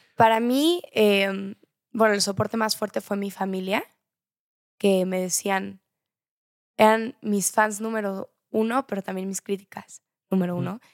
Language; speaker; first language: Spanish; native; Spanish